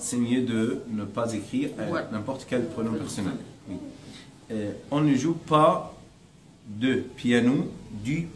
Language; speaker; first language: French; non-native, learner; Arabic